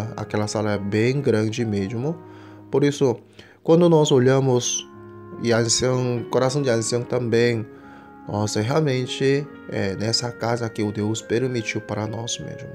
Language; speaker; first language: Portuguese; non-native, fluent; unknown